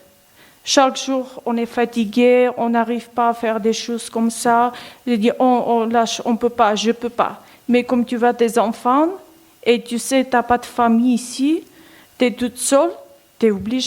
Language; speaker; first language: French; non-native, learner; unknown